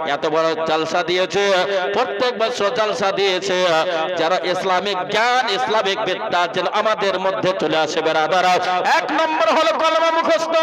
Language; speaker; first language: Bangla; non-native, local second language; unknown